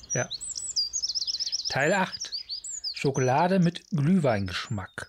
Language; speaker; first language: German; native; German